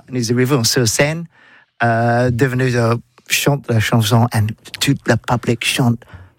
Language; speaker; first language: French; non-native, learner; English